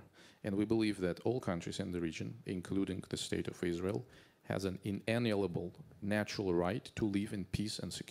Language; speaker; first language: English; non-native, fluent; Azerbaijani